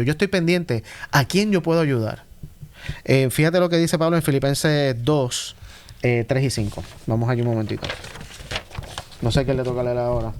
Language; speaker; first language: Spanish; native; Spanish